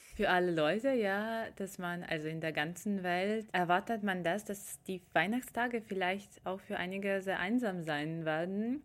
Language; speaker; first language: German; non-native, fluent; Ukrainian